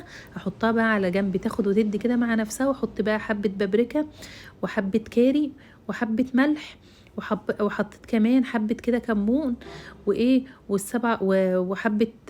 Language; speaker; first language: Arabic; native; Arabic